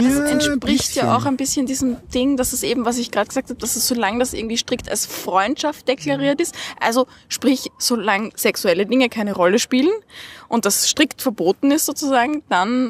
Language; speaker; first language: German; native; German